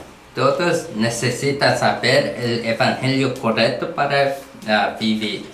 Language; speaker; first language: Spanish; non-native, learner; Korean